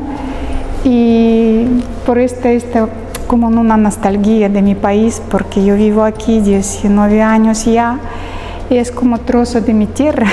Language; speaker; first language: Spanish; non-native, learner; Russian